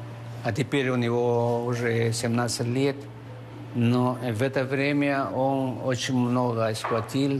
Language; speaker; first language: Russian; non-native, fluent; Spanish